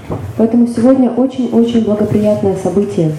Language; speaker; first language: Russian; native; Russian